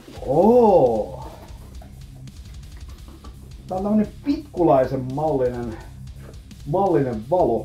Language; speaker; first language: Finnish; native; Finnish